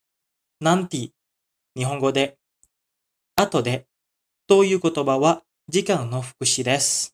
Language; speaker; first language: Japanese; non-native, fluent; Indonesian